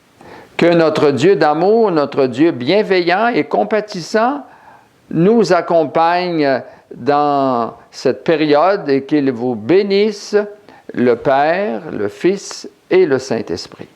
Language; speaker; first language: French; native; French